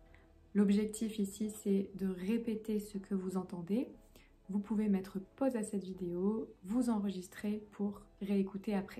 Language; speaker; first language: French; native; French